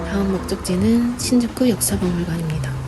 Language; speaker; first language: Korean; native; Korean